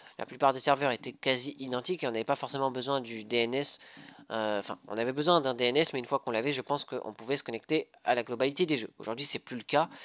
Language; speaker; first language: French; native; French